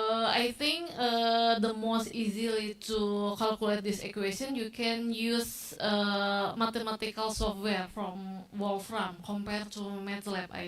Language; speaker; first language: English; non-native, learner; Indonesian